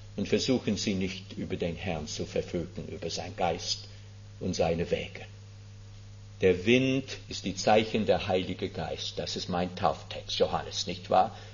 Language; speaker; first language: German; non-native, fluent; English